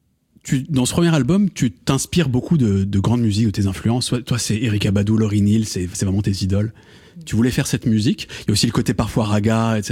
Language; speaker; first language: French; native; French